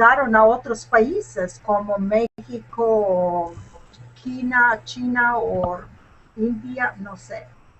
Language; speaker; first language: Spanish; non-native, learner; English